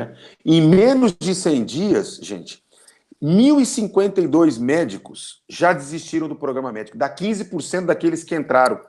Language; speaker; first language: Portuguese; native; Portuguese